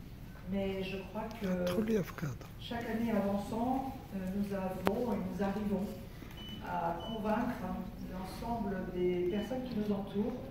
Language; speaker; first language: French; native; French